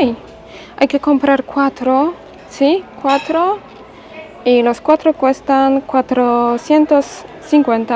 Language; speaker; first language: Spanish; non-native, fluent; Polish